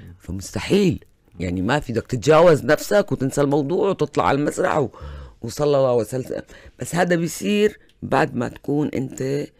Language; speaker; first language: Arabic; native; Arabic